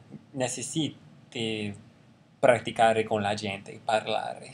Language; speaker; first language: Italian; non-native, learner; English